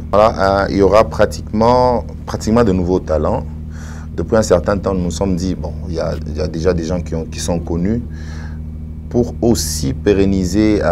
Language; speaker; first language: French; non-native, local second language; Swahili